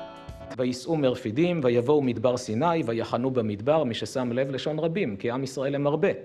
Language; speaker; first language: Hebrew; native; Hebrew